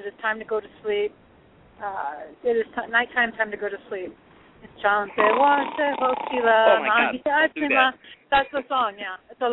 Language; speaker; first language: English; early bilingual, other home language; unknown